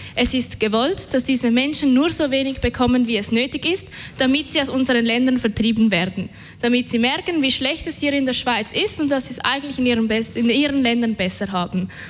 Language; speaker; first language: German; native; German